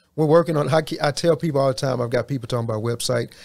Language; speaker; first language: English; native; English